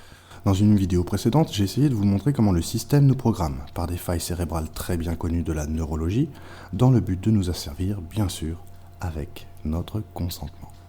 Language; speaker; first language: French; native; French